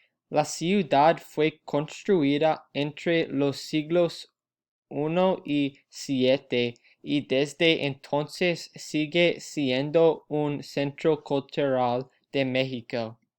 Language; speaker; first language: Spanish; non-native, learner; English